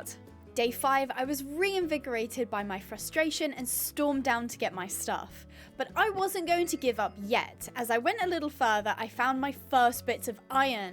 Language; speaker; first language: English; native; English